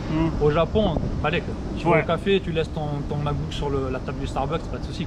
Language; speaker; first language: French; native; French